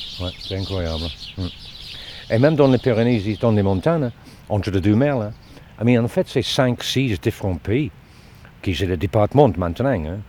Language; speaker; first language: French; non-native, learner; English